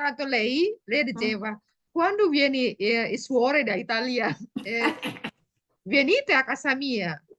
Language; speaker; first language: Italian; non-native, learner; Indonesian